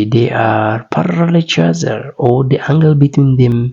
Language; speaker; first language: English; non-native, local second language; Amharic